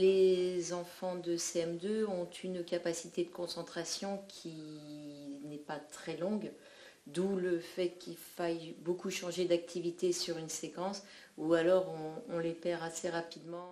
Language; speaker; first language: French; native; French